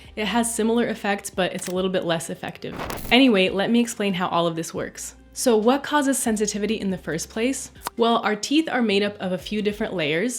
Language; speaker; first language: English; native; English